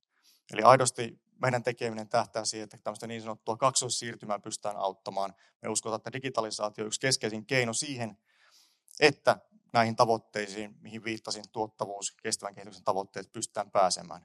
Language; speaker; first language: Finnish; native; Finnish